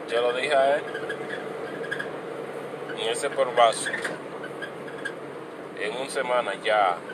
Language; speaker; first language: Spanish; non-native, learner; Haitian Creole